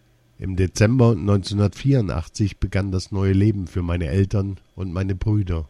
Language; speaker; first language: German; early bilingual, other home language; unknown